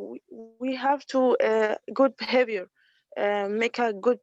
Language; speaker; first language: English; non-native, learner; Arabic